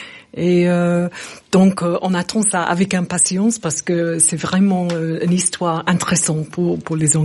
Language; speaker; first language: French; non-native, fluent; English